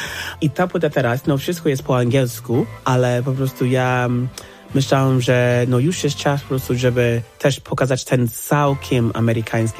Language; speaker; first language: Polish; non-native, fluent; English